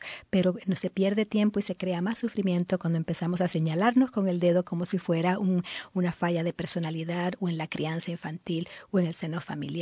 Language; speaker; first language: Spanish; native; Spanish